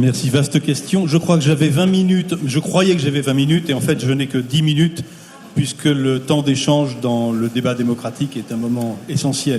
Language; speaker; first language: French; native; French